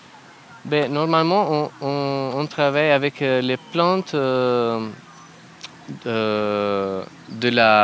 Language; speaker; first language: French; non-native, learner; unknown